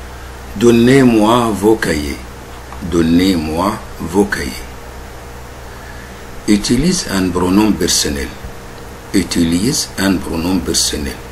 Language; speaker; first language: French; non-native, fluent; Arabic